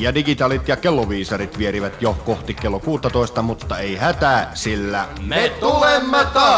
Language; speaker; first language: Finnish; native; Finnish